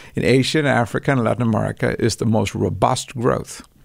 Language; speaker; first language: English; non-native, local second language; Tamil